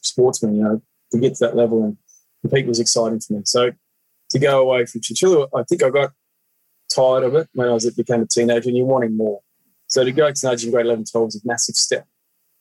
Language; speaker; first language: English; native; English